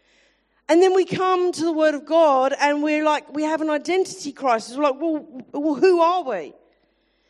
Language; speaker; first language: English; native; English